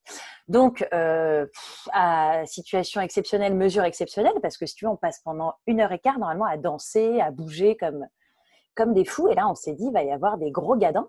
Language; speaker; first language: French; native; French